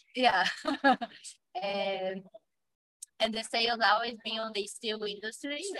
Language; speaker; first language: English; non-native, fluent; Portuguese